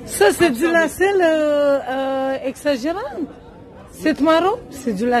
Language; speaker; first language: French; non-native, learner; Romanian